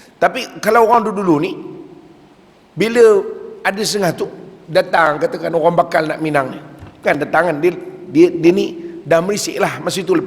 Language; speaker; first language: Malay; native; Malay